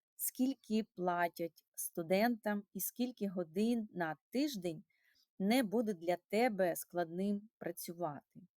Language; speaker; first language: Ukrainian; non-native, local second language; Russian